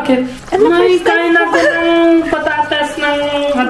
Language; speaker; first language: Filipino; non-native, learner; Punjabi